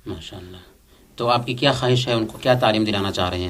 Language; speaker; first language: Urdu; native; Urdu